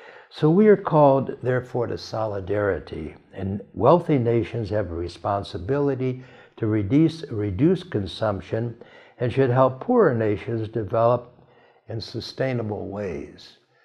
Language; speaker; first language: English; native; English